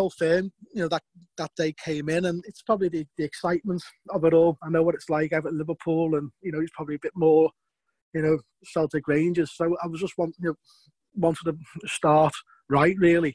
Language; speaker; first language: English; native; English